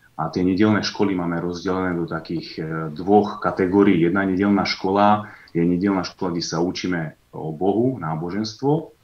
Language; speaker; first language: Slovak; native; Slovak